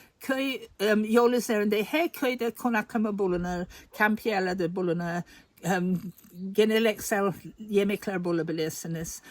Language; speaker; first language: Turkish; non-native, learner; English